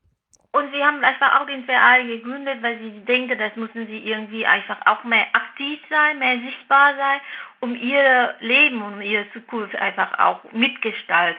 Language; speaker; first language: German; non-native, fluent; Vietnamese